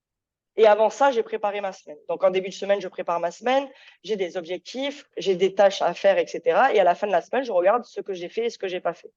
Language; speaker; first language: French; native; French